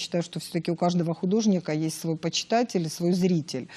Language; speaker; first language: Russian; native; Russian